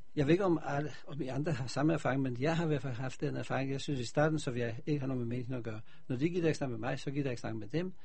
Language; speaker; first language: Danish; non-native, fluent; Polish